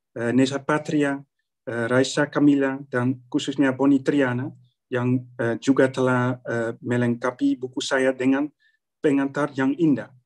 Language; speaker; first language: Indonesian; non-native, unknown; Dutch